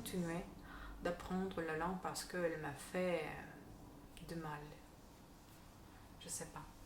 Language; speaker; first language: French; non-native, fluent; Russian